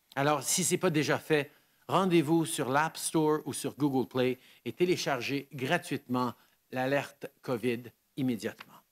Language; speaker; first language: French; early bilingual, heritage; French